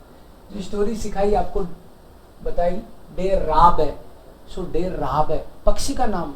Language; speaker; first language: Hindi; native; Hindi